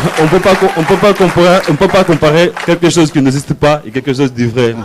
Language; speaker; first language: French; non-native, learner; Portuguese